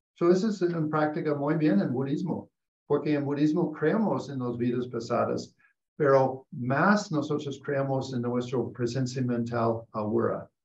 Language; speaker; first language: Spanish; non-native, learner; English